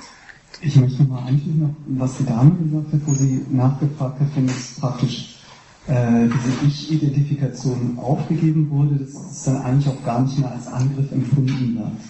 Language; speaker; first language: German; native; German